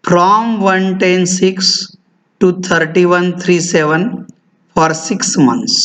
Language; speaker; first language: Hindi; non-native, local second language; Marathi